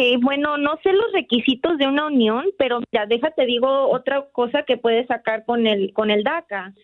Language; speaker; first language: Spanish; early bilingual, heritage; Spanish